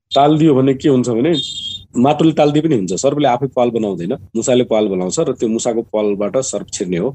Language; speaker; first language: Nepali; non-native, local second language; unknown